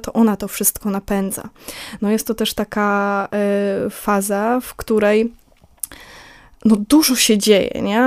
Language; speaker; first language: Polish; native; Polish